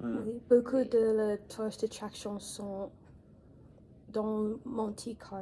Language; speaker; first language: French; non-native, learner; English